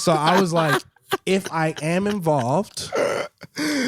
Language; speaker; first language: English; native; English